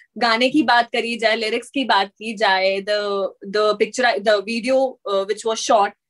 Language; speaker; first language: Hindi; native; Hindi